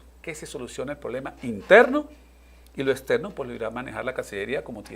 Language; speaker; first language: Spanish; native; Spanish